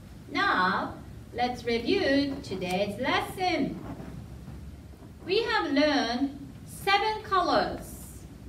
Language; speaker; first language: English; non-native, fluent; Japanese